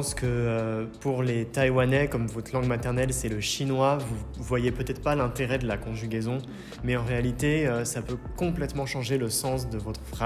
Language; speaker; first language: French; native; French